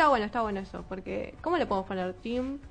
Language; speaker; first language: Spanish; native; Spanish